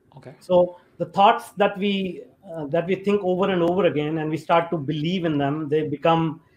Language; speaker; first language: English; non-native, local second language; Hindi